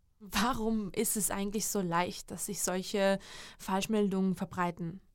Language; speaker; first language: German; non-native, fluent; Georgian